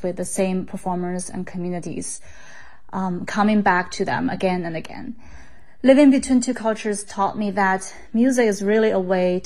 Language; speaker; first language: English; non-native, fluent; Chinese